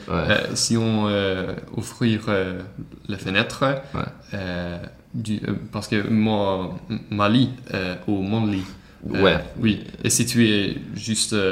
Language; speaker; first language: French; non-native, learner; Swedish